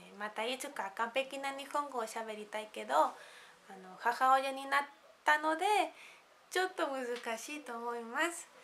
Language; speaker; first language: Japanese; non-native, fluent; Spanish